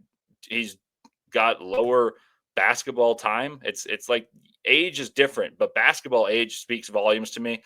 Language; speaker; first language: English; native; English